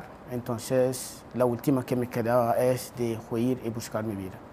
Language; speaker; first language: Spanish; non-native, fluent; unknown